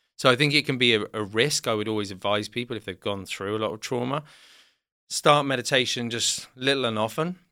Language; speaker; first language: English; native; English